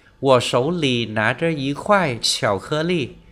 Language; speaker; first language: Chinese; non-native, fluent; Vietnamese